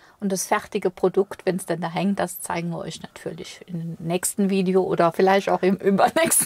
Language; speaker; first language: German; native; German